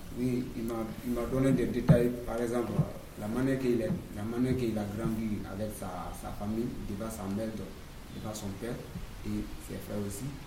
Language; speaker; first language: French; non-native, learner; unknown